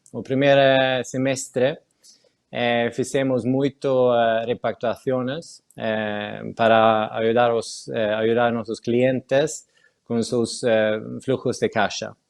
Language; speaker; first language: Portuguese; non-native, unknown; Spanish